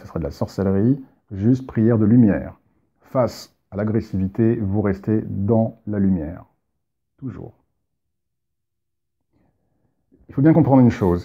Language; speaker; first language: French; native; French